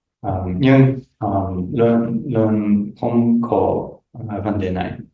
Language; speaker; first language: Vietnamese; non-native, learner; English